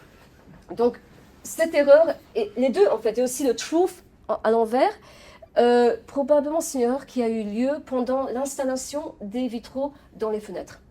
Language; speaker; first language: French; non-native, fluent; Polish